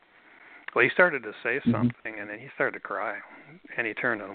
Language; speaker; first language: English; native; English